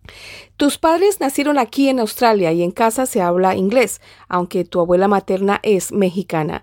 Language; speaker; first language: Spanish; native; Spanish